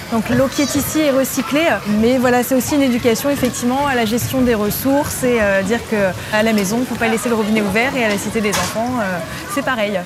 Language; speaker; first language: French; native; French